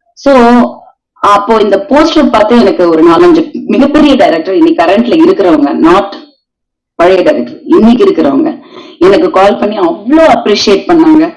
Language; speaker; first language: Tamil; native; Tamil